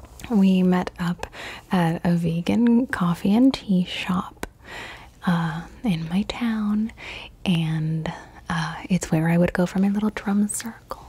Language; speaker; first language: English; early bilingual, other home language; Spanish